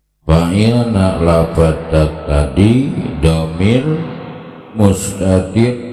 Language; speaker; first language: Arabic; non-native, fluent; Sundanese